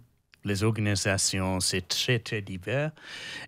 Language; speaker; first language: French; non-native, learner; English